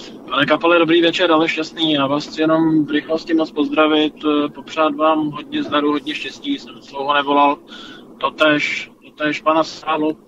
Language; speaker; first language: Czech; native; Czech